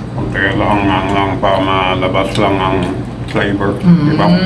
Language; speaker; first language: Filipino; non-native, learner; English